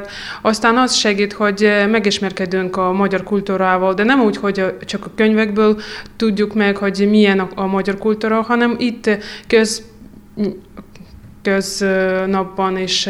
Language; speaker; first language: Hungarian; non-native, fluent; Russian